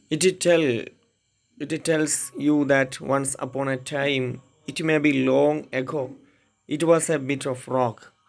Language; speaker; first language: English; non-native, local second language; Malayalam